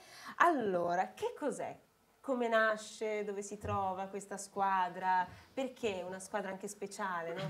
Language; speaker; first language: Italian; native; Italian